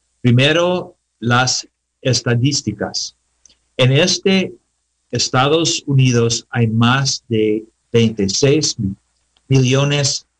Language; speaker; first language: Spanish; non-native, learner; English